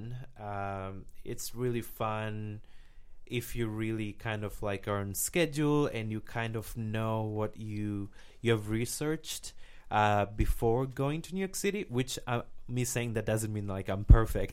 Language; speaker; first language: English; non-native, local second language; Swahili